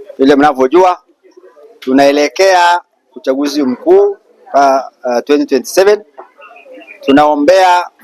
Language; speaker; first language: Swahili; non-native, local second language; Somali